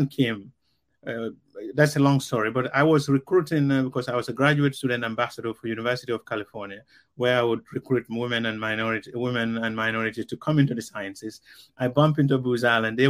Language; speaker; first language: English; non-native, local second language; Mandingo